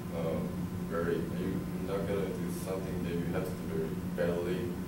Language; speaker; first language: English; non-native, learner; Korean